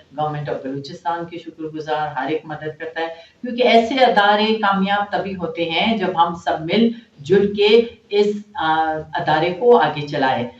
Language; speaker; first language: Urdu; non-native, local second language; Baluchi